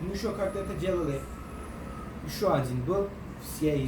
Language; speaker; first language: Russian; early bilingual, heritage; Russian